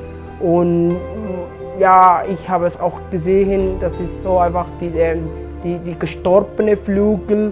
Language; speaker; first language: German; non-native, fluent; Somali